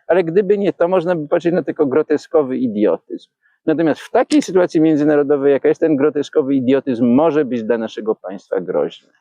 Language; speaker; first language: Polish; native; Polish